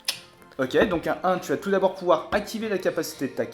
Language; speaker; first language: French; native; French